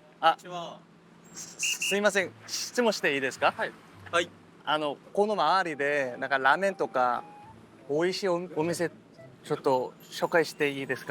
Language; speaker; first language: Japanese; non-native, learner; Korean